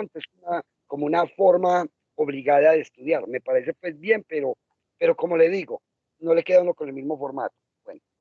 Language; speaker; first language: Spanish; native; Spanish